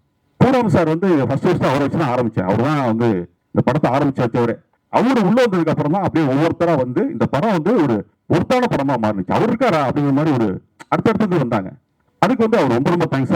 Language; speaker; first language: Tamil; native; Tamil